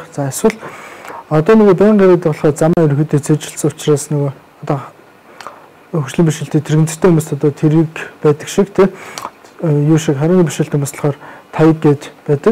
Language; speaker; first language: Mongolian; native; Mongolian